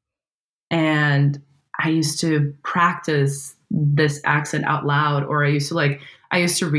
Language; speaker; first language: English; non-native, fluent; Portuguese